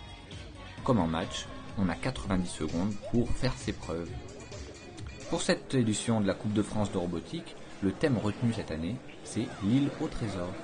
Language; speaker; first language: French; native; French